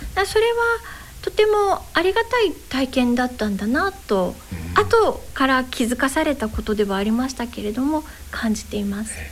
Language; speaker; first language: Japanese; native; Japanese